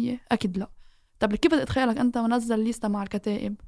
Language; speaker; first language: Arabic; native; Arabic